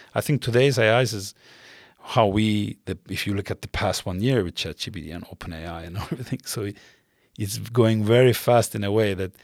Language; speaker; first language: English; non-native, fluent; Turkish